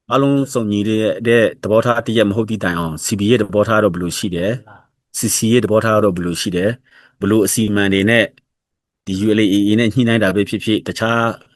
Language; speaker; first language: Burmese; non-native, local second language; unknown